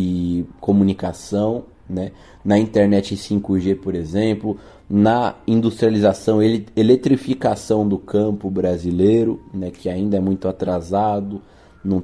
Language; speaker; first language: Portuguese; native; Portuguese